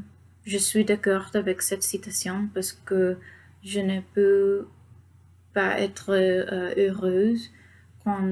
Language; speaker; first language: French; non-native, learner; Spanish